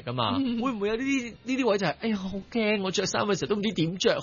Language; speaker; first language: Cantonese; native; Cantonese